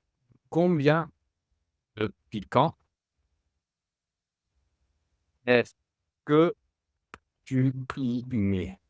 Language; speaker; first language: French; non-native, fluent; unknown